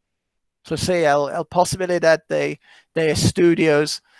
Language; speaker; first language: Spanish; non-native, fluent; English